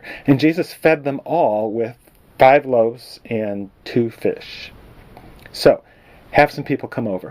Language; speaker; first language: English; native; English